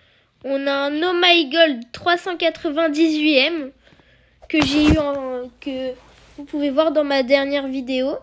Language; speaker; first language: French; native; French